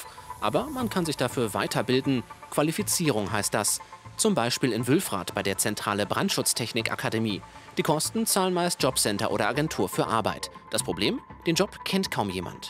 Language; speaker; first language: German; native; German